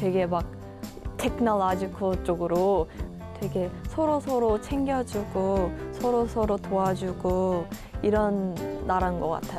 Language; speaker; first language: Korean; early bilingual, other home language; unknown